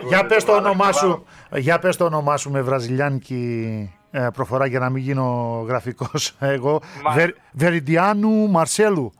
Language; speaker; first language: Greek; native; Greek